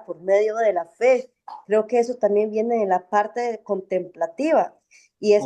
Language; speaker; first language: Spanish; native; Spanish